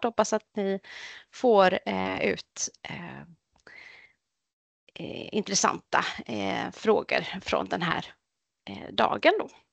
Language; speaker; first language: Swedish; native; Swedish